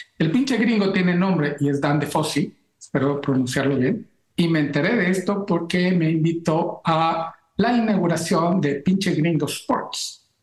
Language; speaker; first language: Spanish; native; Spanish